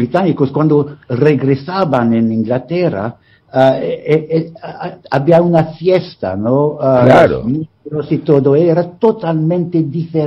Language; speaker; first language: Spanish; non-native, fluent; English